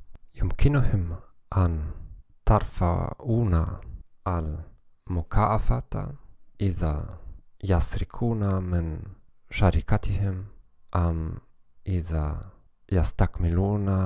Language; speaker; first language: Arabic; non-native, learner; German